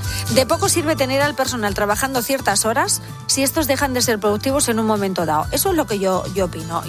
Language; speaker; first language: Spanish; native; Spanish